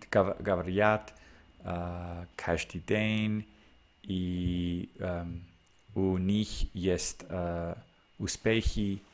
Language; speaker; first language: Russian; non-native, learner; English